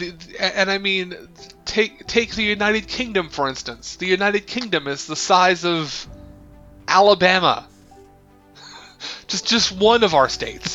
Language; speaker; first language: English; native; English